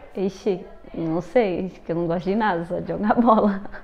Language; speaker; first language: Portuguese; native; Portuguese